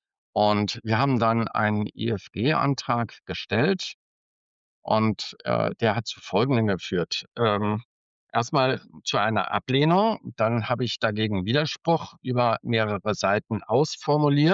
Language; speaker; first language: German; native; German